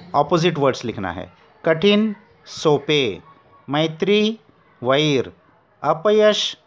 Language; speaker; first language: Hindi; non-native, local second language; Marathi